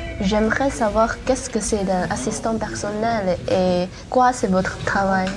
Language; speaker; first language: French; non-native, learner; Chinese